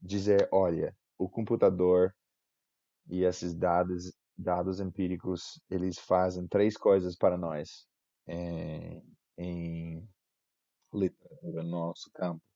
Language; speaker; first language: Portuguese; non-native, fluent; English